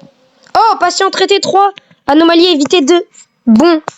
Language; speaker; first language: French; native; French